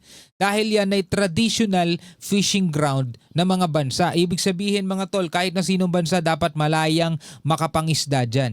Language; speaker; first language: Filipino; native; Filipino